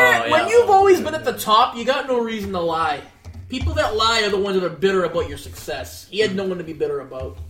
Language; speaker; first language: English; early bilingual, other home language; Greek